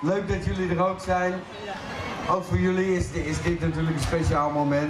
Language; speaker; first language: Dutch; native; Dutch